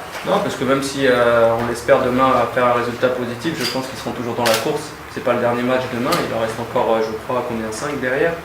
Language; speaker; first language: French; native; French